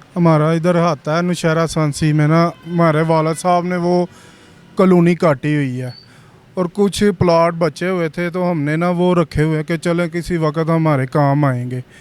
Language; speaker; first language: Urdu; non-native, local second language; Punjabi